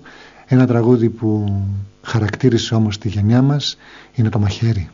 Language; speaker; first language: Greek; native; Greek